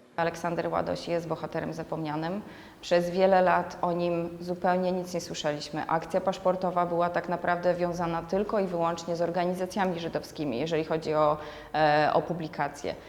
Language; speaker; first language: Polish; native; Polish